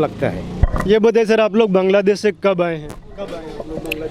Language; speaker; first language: Hindi; native; Hindi